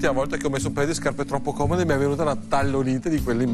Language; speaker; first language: Italian; native; Italian